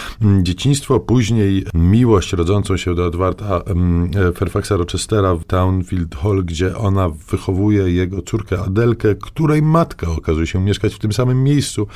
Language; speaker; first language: Polish; native; Polish